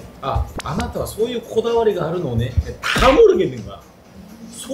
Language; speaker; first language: Korean; native; Korean